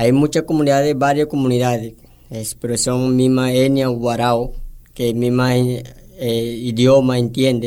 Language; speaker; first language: Portuguese; non-native, learner; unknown